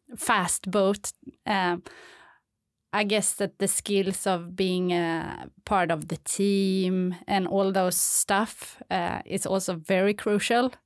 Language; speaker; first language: English; non-native, fluent; Swedish